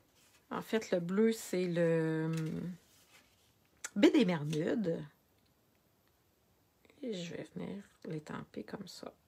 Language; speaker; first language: French; native; French